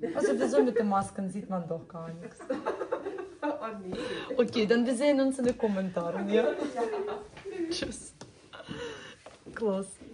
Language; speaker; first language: German; non-native, fluent; Russian